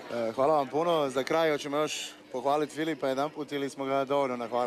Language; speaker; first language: Croatian; native; Croatian